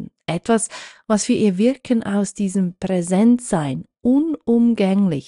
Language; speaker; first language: German; native; German